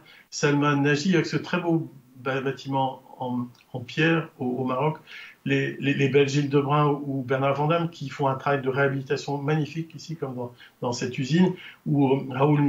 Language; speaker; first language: French; native; French